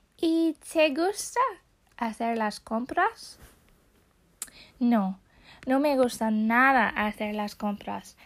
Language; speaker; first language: Spanish; non-native, fluent; English